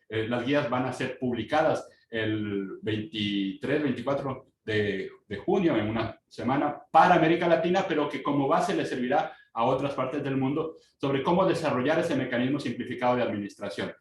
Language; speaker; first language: Spanish; native; Spanish